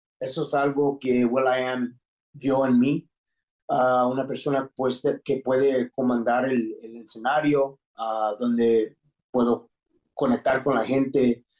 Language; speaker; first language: Spanish; early bilingual, heritage; English